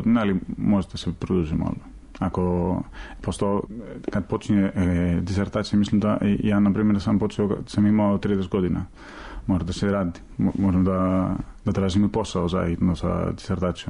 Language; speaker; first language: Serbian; non-native, fluent; Greek